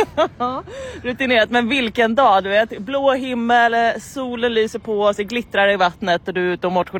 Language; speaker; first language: Swedish; native; Swedish